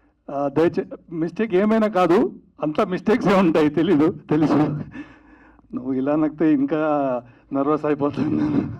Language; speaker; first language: Telugu; non-native, learner; Kannada